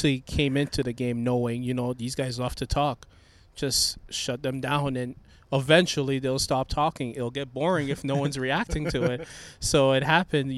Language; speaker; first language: English; native; English